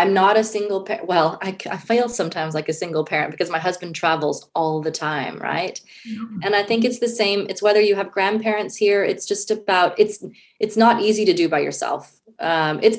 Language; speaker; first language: English; native; English